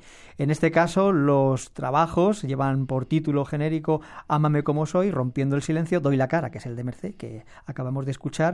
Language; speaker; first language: Spanish; native; Spanish